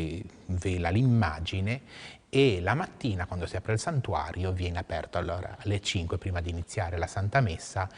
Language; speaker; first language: Italian; native; Italian